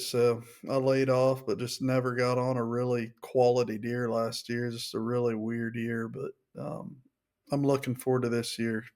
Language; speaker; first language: English; native; English